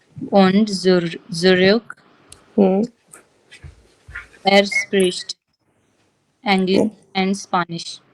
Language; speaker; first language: German; non-native, learner; Hindi